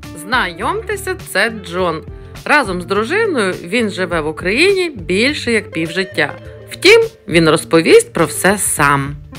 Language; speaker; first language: Ukrainian; native; Ukrainian